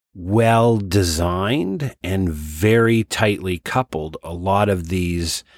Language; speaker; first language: English; native; English